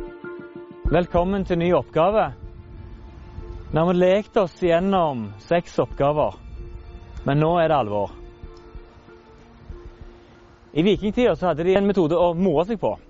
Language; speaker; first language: Norwegian; native; Norwegian